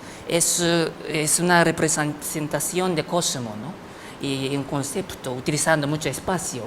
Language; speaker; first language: Spanish; non-native, fluent; Japanese